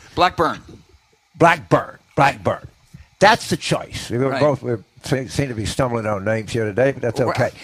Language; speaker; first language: English; native; English